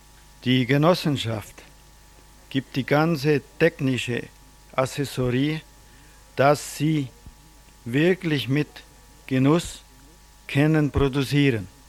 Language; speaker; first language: German; early bilingual, heritage; German